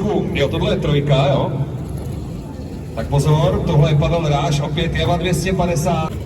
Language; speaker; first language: Czech; native; Czech